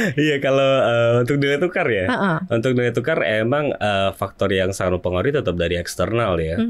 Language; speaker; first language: Indonesian; native; Indonesian